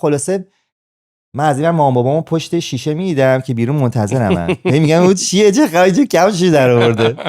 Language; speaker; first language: Persian; native; Persian